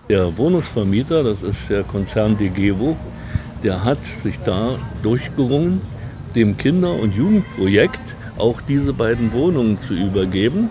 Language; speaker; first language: German; native; German